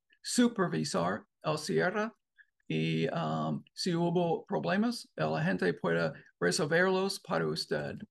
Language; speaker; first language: Spanish; non-native, learner; English